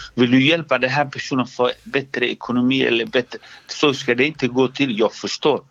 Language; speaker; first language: Swedish; early bilingual, other home language; Somali